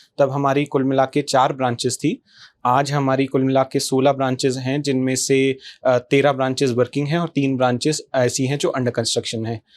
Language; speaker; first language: Hindi; native; Hindi